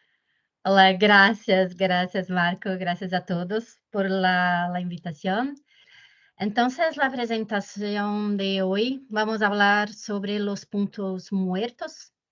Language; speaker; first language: Spanish; non-native, fluent; Portuguese